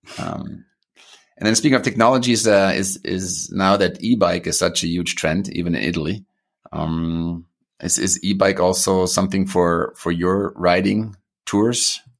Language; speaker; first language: English; non-native, fluent; German